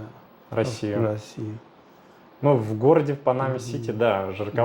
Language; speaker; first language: Russian; native; Russian